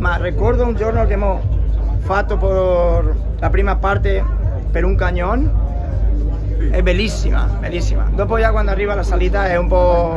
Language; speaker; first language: Italian; non-native, learner; Spanish